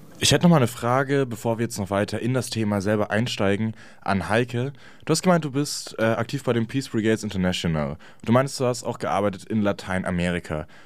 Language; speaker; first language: German; native; German